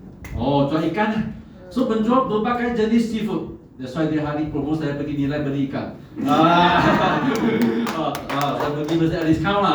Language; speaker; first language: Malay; non-native, local second language; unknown